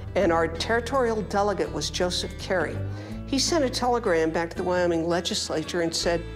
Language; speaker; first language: English; native; English